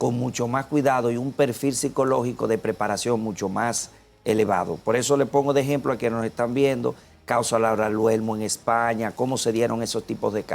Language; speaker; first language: Spanish; native; Spanish